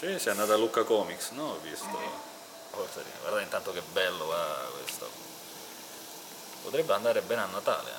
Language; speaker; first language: Italian; native; Italian